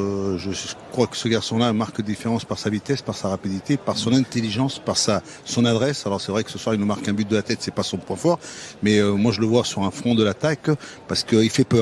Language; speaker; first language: French; native; French